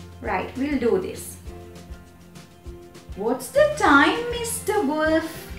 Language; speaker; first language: English; non-native, local second language; Sinhala